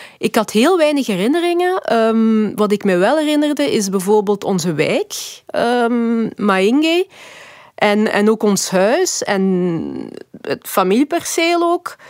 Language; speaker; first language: Dutch; early bilingual, other home language; Lingala